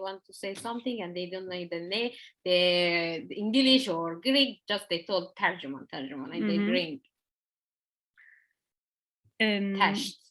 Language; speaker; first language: English; non-native, learner; Persian